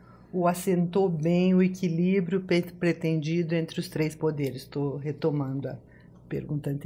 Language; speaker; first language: Portuguese; native; Portuguese